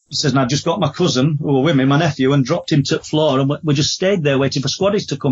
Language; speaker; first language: English; native; English